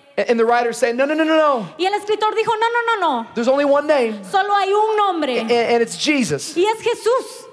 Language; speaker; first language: English; native; English